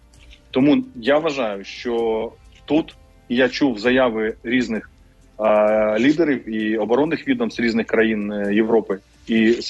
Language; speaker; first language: Ukrainian; native; Ukrainian